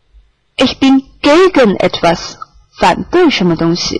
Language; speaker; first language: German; non-native, fluent; Chinese